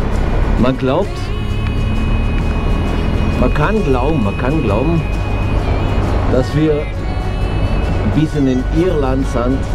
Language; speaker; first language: German; non-native, fluent; French